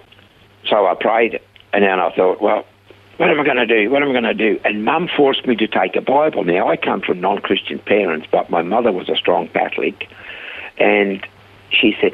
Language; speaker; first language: English; non-native, fluent; Swiss German